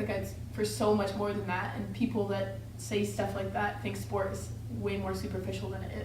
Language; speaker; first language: English; native; English